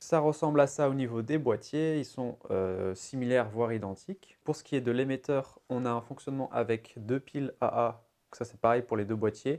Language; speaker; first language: French; native; French